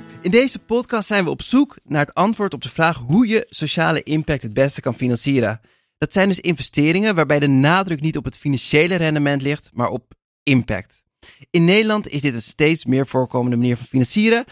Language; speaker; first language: Dutch; native; Dutch